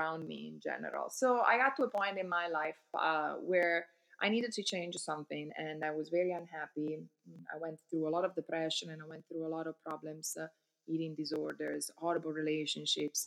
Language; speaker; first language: English; non-native, fluent; Italian